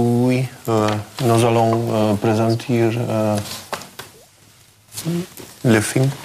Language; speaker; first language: French; non-native, learner; Russian